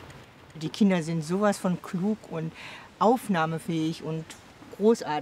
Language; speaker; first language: German; native; German